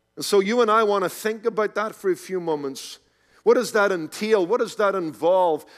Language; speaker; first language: English; native; English